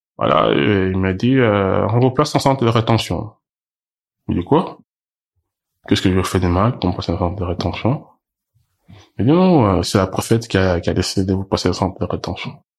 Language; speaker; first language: French; non-native, local second language; Portuguese